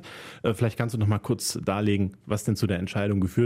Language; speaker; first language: German; native; German